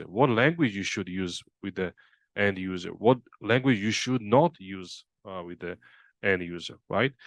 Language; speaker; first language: English; non-native, fluent; Georgian